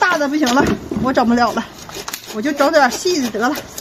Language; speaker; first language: Chinese; native; Chinese